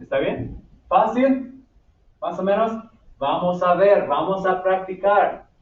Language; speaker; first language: Spanish; non-native, fluent; English